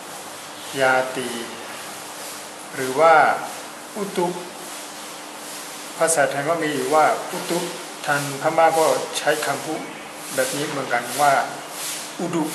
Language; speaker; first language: Thai; non-native, fluent; Burmese